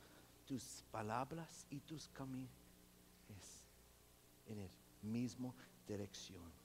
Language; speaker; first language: Spanish; non-native, local second language; English